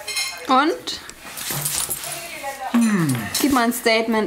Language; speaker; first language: German; native; German